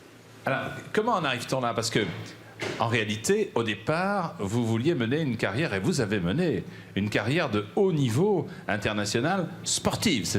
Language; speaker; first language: French; native; French